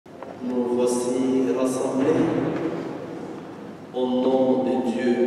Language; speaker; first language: French; non-native, local second language; Lingala